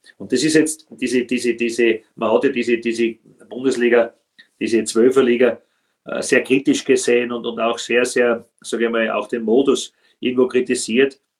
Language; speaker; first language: German; native; German